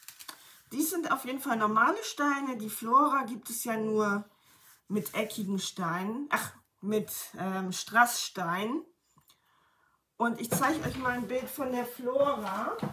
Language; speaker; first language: German; native; German